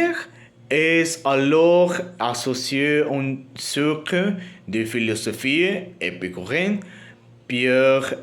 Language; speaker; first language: French; non-native, learner; Spanish